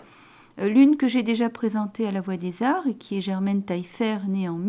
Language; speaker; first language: French; native; French